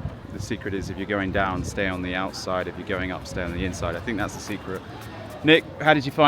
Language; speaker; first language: English; native; English